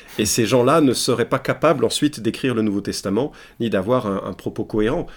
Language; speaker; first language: French; native; French